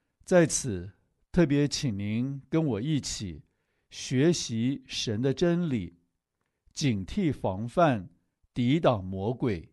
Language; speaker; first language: Chinese; native; Chinese